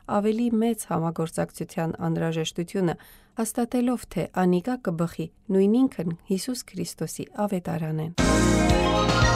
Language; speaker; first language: Armenian; native; Armenian